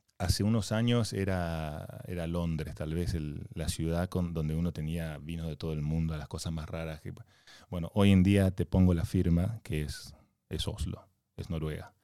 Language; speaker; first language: Spanish; native; Spanish